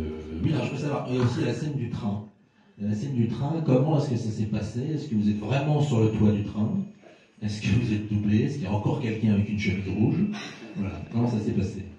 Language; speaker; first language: French; native; French